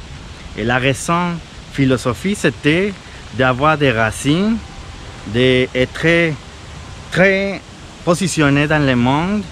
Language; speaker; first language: French; non-native, fluent; Spanish